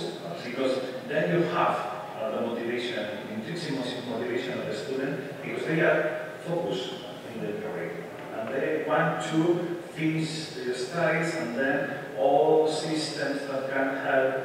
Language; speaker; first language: English; non-native, fluent; Spanish